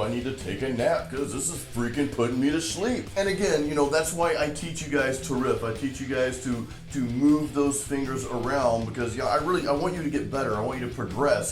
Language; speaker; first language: English; native; English